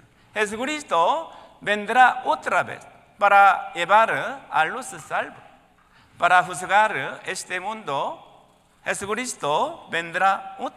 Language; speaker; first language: Spanish; non-native, learner; Korean